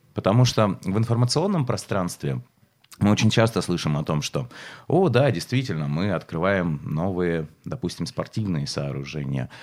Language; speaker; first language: Russian; native; Russian